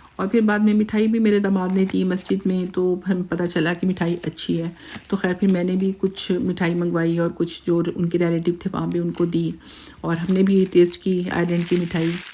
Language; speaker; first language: Urdu; native; Urdu